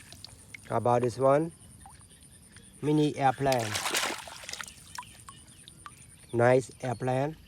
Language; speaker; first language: English; non-native, learner; Indonesian